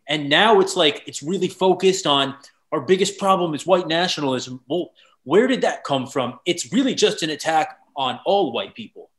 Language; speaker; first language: English; native; English